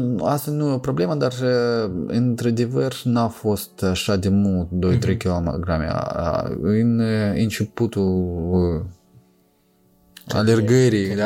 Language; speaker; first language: Romanian; non-native, local second language; Russian